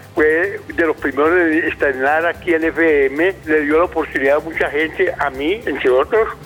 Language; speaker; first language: Spanish; native; Spanish